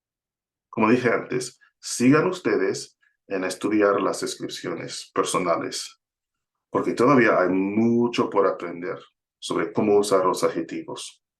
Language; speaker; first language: Spanish; non-native, fluent; English